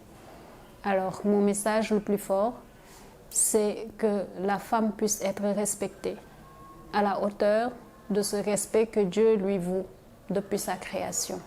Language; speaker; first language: French; non-native, local second language; Wolof